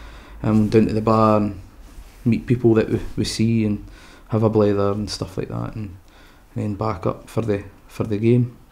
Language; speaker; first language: English; native; English